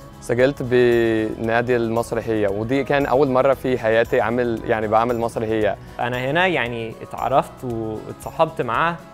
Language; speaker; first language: Arabic; non-native, fluent; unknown